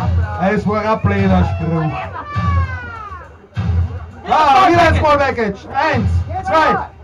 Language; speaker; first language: German; native; German